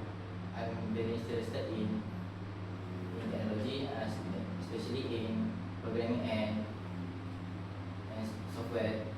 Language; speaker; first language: English; non-native, learner; Malay